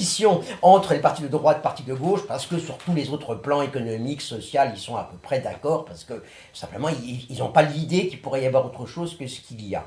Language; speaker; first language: French; native; French